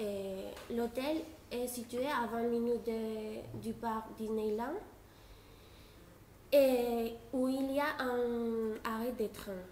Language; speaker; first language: French; non-native, fluent; Spanish